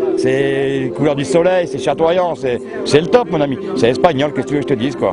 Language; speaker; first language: French; native; French